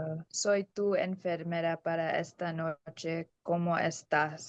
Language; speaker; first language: Spanish; non-native, learner; English